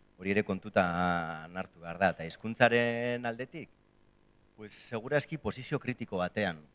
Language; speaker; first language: Basque; native; Basque